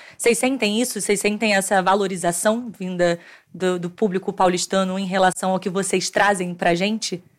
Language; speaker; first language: Portuguese; native; Portuguese